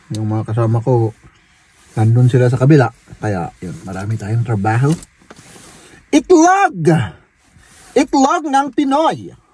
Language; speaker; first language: Filipino; native; Filipino